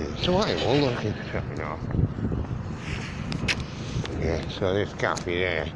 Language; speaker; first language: English; native; English